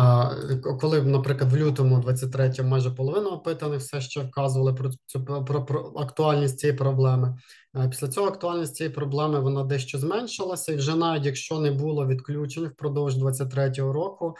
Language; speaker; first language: Ukrainian; native; Ukrainian